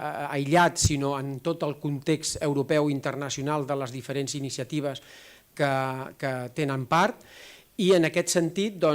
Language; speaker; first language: Catalan; native; Catalan